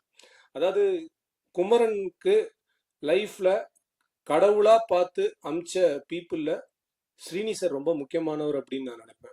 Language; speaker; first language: Tamil; native; Tamil